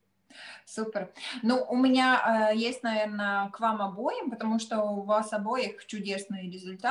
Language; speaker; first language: Russian; non-native, local second language; Latvian